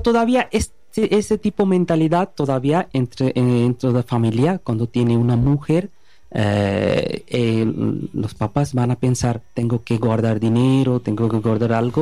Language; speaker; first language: Spanish; non-native, learner; Bangla